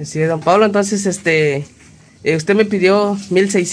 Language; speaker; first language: Spanish; native; Spanish